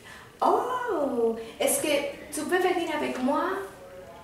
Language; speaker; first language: French; non-native, learner; Danish